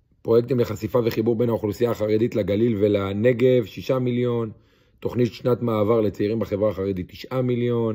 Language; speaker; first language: Hebrew; native; Hebrew